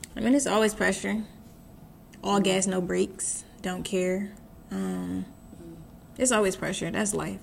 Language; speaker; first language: English; native; English